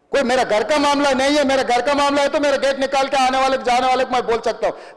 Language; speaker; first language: Hindi; non-native, local second language; Telugu